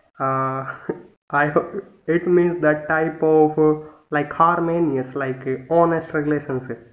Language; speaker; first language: English; non-native, local second language; Hindi